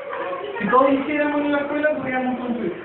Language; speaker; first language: Spanish; native; Spanish